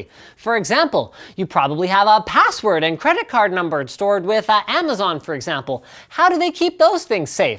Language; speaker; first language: English; native; English